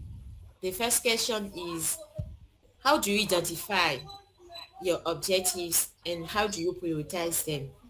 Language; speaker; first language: English; non-native, learner; French